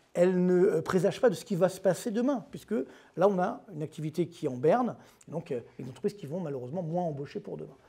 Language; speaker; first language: French; native; French